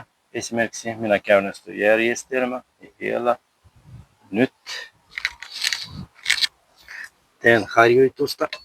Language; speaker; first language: Finnish; non-native, learner; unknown